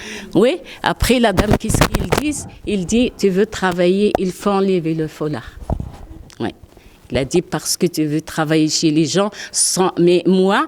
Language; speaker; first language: French; non-native, learner; Arabic